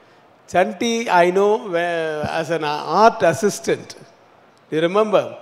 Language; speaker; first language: Telugu; non-native, learner; Tamil